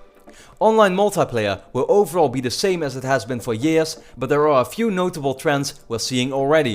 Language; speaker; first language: English; non-native, fluent; Dutch